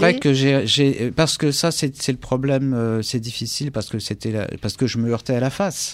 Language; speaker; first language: French; native; French